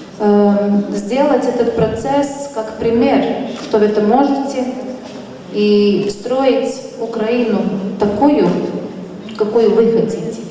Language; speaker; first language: Russian; non-native, local second language; Latvian